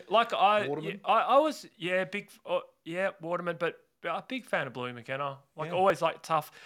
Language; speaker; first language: English; native; English